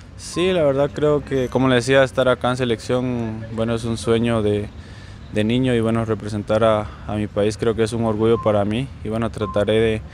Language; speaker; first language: Spanish; native; Spanish